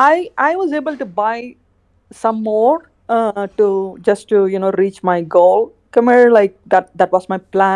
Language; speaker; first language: English; non-native, fluent; Khmer